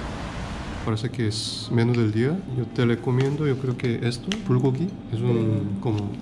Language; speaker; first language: Spanish; non-native, learner; Korean